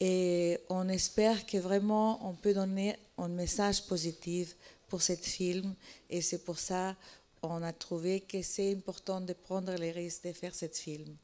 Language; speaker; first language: French; non-native, fluent; Italian